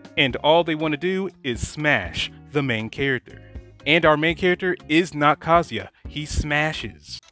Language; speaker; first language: English; native; English